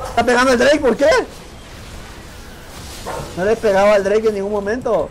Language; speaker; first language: Spanish; native; Spanish